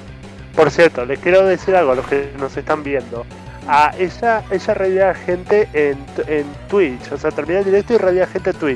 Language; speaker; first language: Spanish; native; Spanish